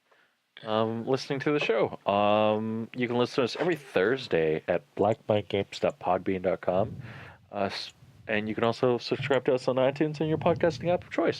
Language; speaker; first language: English; native; English